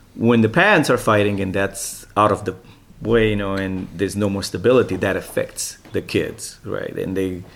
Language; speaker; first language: English; non-native, fluent; Romanian